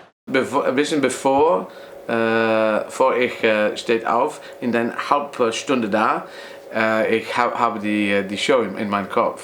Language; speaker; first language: German; non-native, learner; English